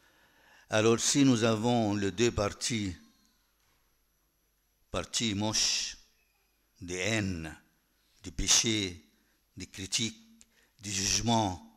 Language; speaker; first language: French; non-native, fluent; Arabic